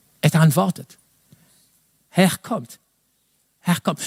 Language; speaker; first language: German; non-native, fluent; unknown